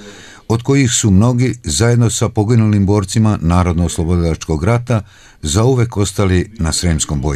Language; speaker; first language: Serbian; native; Serbian